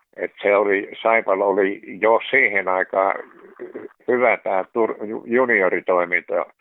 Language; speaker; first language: Finnish; native; Finnish